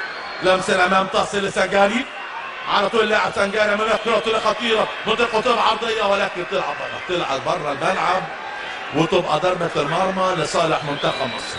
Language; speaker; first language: Arabic; native; Arabic